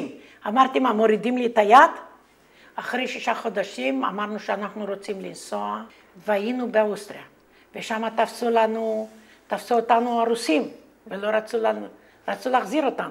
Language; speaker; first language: Hebrew; non-native, fluent; Romanian